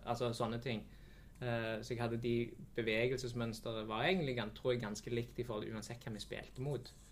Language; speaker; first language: Norwegian; native; Norwegian